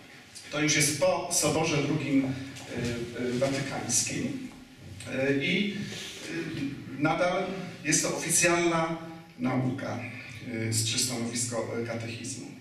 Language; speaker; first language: Polish; native; Polish